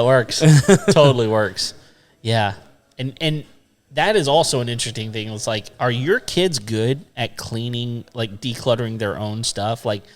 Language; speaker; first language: English; native; English